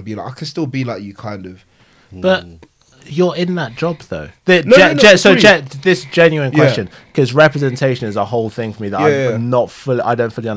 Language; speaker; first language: English; native; English